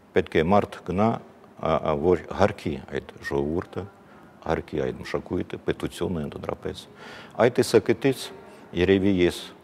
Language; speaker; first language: Armenian; non-native, fluent; Ukrainian